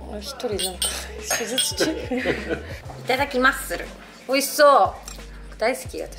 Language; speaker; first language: Japanese; native; Japanese